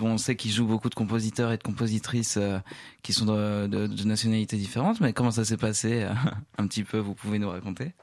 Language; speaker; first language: French; native; French